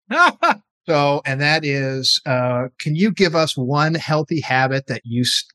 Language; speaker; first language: English; native; English